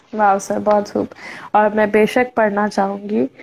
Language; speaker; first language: Hindi; native; Hindi